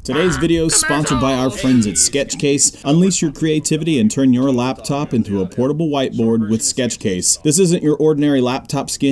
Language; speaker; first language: English; native; English